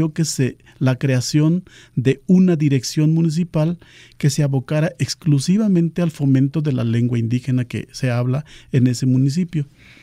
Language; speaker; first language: Spanish; non-native, local second language; Nahuatl languages